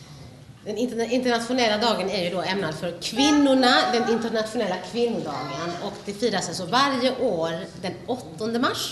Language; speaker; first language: Swedish; early bilingual, other home language; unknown